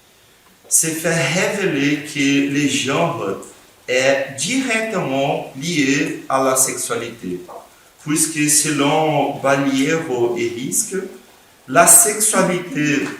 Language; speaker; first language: French; non-native, fluent; Portuguese